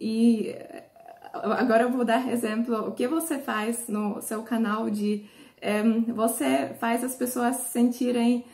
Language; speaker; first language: Portuguese; non-native, fluent; Polish